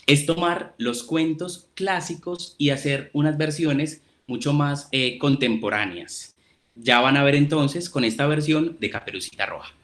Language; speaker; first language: Spanish; native; Spanish